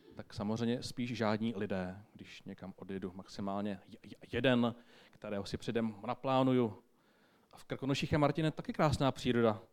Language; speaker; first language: Czech; native; Czech